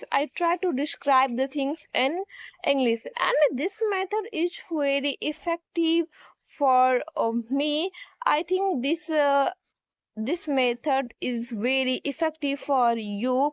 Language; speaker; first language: English; non-native, learner; Hindi